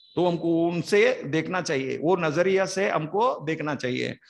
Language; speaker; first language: Hindi; non-native, local second language; Kannada